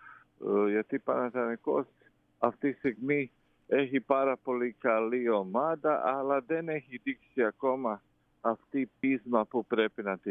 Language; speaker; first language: Greek; non-native, fluent; Croatian